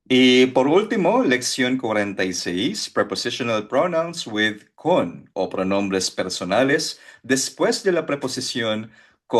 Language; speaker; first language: Spanish; non-native, fluent; Filipino